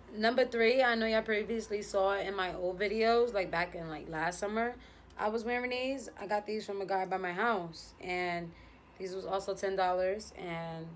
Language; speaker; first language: English; native; English